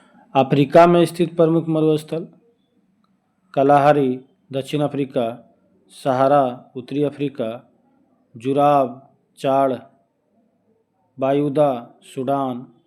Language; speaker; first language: Hindi; native; Hindi